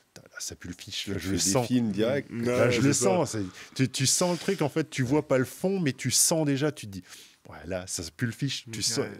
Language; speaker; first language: French; native; French